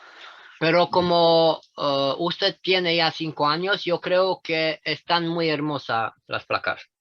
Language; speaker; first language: Spanish; non-native, fluent; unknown